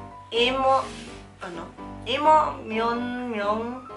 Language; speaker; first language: Korean; non-native, learner; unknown